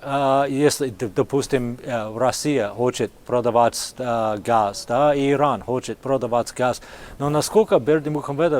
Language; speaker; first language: Russian; non-native, fluent; English